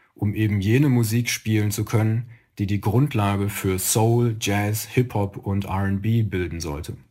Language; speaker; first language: German; native; German